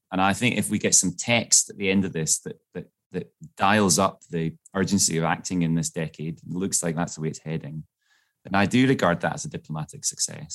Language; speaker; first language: English; native; English